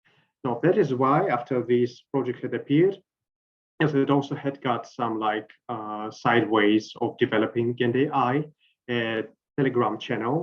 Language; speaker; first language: English; non-native, fluent; Russian